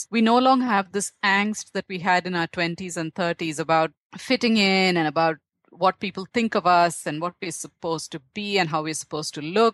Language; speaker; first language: English; non-native, local second language; Tamil